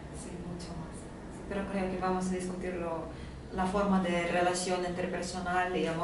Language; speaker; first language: Spanish; non-native, fluent; Russian